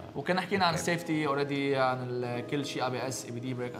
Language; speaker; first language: Arabic; native; Arabic